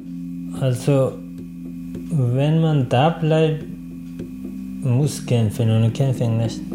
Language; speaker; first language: German; non-native, learner; Persian